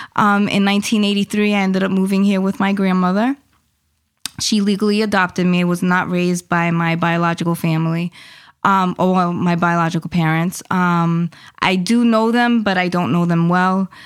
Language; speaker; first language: English; early bilingual, other home language; Spanish